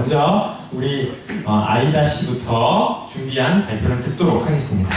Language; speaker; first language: Korean; native; Korean